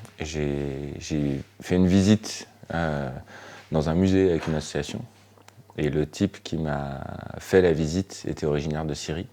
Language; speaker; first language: French; native; French